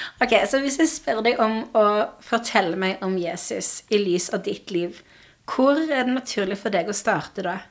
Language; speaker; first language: Norwegian; native; Norwegian